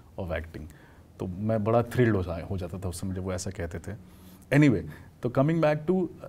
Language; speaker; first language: Hindi; native; Hindi